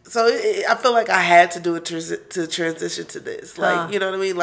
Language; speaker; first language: English; native; English